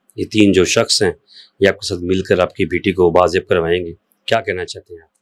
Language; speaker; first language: Urdu; non-native, local second language; Punjabi